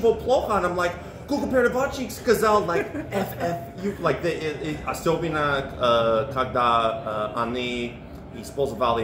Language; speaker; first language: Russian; non-native, learner; English